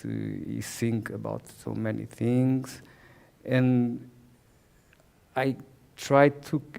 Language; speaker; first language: English; non-native, learner; Portuguese